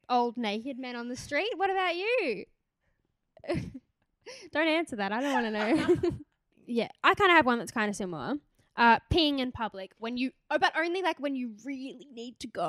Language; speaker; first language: English; native; English